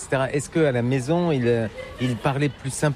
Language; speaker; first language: French; native; French